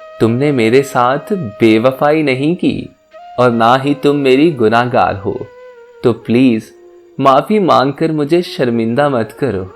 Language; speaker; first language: Urdu; native; Urdu